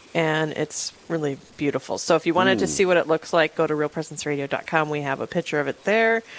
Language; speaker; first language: English; native; English